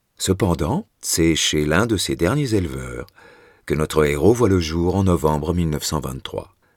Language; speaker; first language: French; native; French